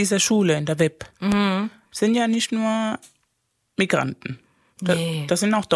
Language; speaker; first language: German; non-native, fluent; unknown